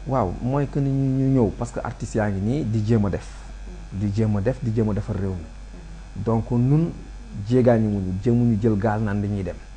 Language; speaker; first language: Wolof; non-native, local second language; Fula